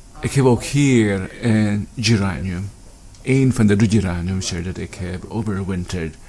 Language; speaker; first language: Dutch; non-native, learner; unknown